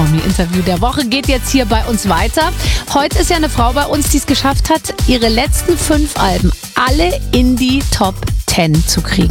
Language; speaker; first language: German; native; German